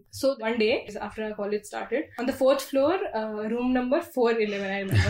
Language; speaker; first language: English; non-native, local second language; Hindi